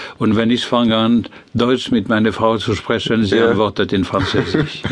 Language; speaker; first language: German; non-native, learner; French